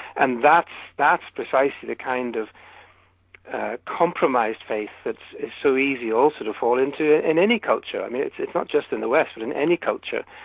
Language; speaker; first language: English; native; English